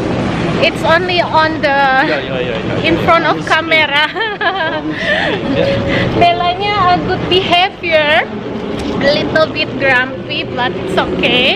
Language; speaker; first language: English; non-native, learner; Indonesian